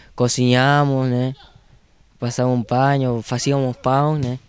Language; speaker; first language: Portuguese; non-native, learner; Spanish